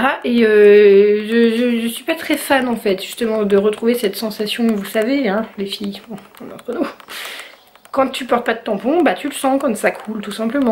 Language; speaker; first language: French; native; French